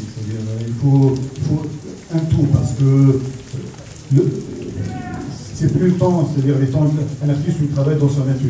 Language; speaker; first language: French; non-native, local second language; Arabic